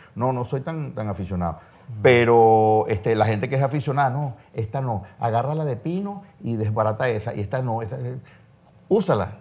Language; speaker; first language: Spanish; native; Spanish